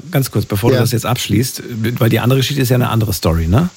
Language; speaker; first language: German; native; German